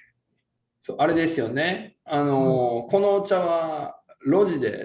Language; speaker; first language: Japanese; native; Japanese